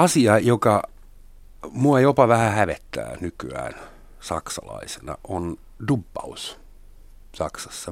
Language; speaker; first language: Finnish; non-native, fluent; German